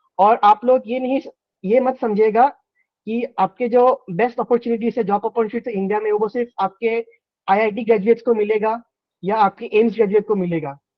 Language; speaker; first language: Hindi; non-native, local second language; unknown